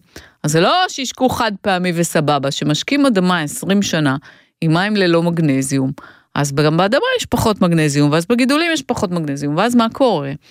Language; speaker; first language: Hebrew; native; Hebrew